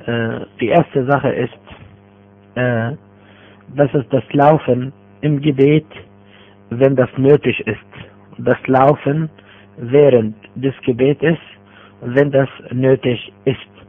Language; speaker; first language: German; non-native, fluent; Arabic